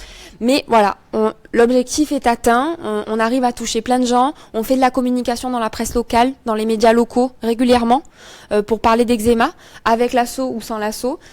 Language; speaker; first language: French; native; French